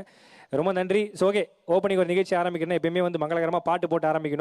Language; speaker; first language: Tamil; native; Tamil